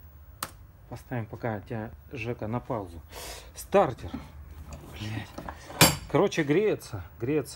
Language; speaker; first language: Russian; native; Russian